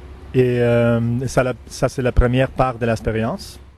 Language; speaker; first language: French; non-native, fluent; Spanish